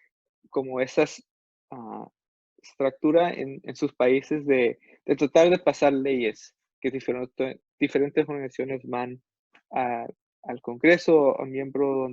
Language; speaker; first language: Spanish; non-native, fluent; English